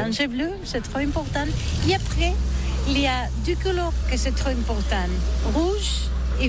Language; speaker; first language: French; non-native, learner; Catalan